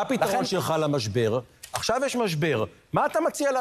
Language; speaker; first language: Hebrew; native; Hebrew